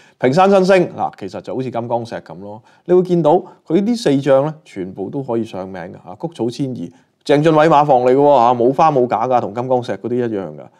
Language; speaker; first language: Chinese; non-native, local second language; Cantonese